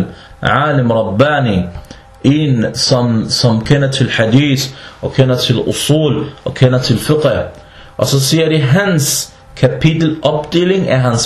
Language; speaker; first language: Danish; non-native, fluent; Arabic